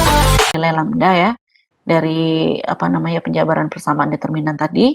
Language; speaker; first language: Indonesian; native; Indonesian